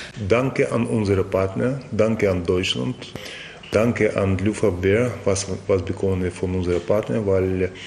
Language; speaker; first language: German; non-native, fluent; Russian